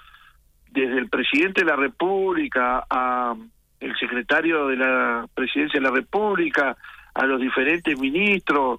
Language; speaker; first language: Spanish; native; Spanish